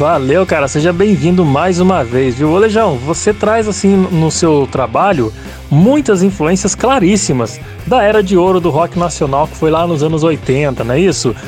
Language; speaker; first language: Portuguese; native; Portuguese